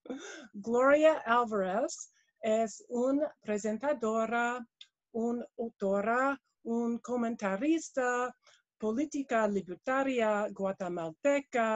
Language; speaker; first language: Spanish; non-native, learner; English